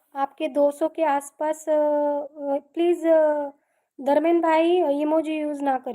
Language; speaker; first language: Hindi; non-native, local second language; Marathi